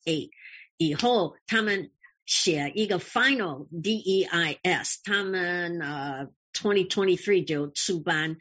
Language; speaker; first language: Chinese; early bilingual, heritage; English